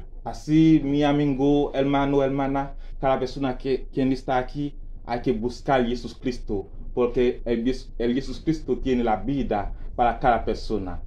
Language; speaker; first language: Spanish; non-native, learner; Haitian Creole